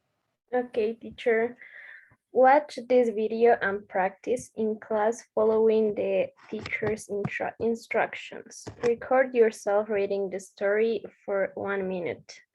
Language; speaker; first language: English; non-native, learner; Spanish